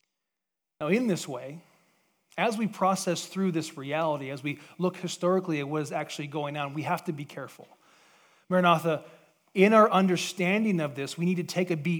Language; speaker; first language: English; native; English